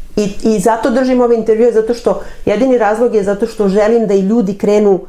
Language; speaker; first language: Serbian; native; Serbian